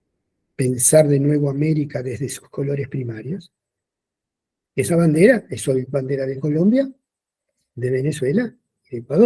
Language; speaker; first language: Spanish; native; Spanish